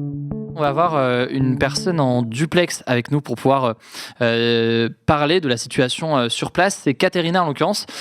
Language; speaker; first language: French; native; French